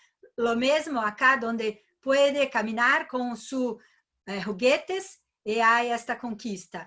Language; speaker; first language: Spanish; non-native, learner; Portuguese